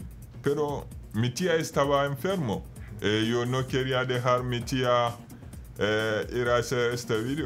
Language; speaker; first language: Spanish; non-native, fluent; Bambara